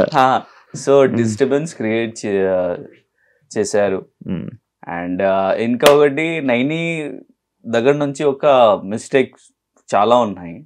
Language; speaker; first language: Telugu; non-native, learner; Hindi